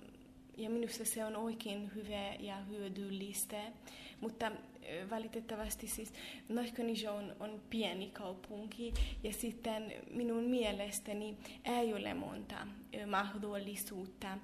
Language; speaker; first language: Finnish; non-native, fluent; Hungarian